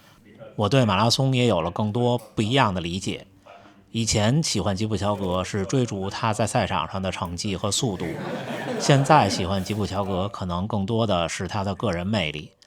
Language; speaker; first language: Chinese; native; Chinese